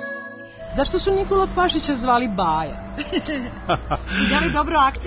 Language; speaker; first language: Serbian; native; Serbian